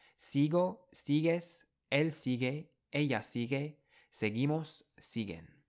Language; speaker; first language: Spanish; non-native, fluent; English